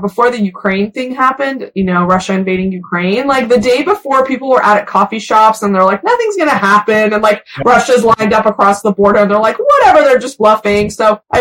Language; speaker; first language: English; early bilingual, other home language; Persian